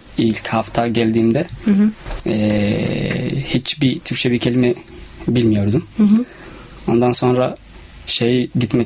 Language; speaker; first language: Turkish; non-native, fluent; Somali